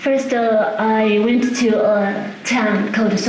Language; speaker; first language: English; non-native, fluent; Tibetan